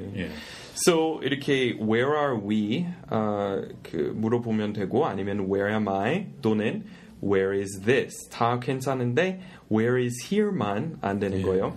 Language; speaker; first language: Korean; non-native, fluent; English